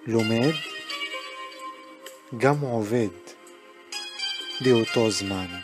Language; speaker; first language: Hebrew; non-native, local second language; Arabic